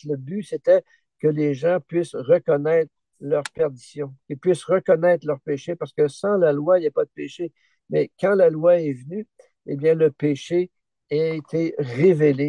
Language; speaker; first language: French; native; French